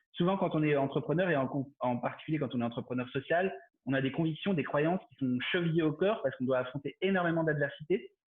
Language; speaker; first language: French; native; French